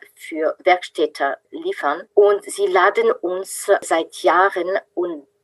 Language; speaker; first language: German; non-native, fluent; French